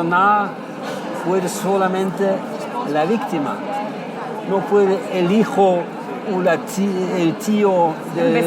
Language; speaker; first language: Spanish; non-native, fluent; German